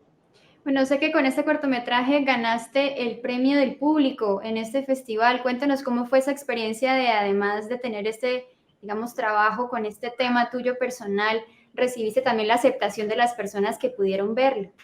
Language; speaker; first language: Spanish; native; Spanish